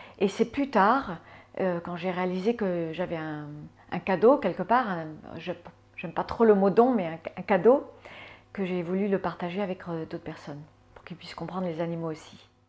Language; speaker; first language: French; early bilingual, other home language; English